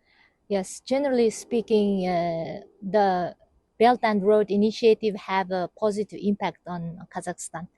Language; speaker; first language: English; non-native, fluent; Kazakh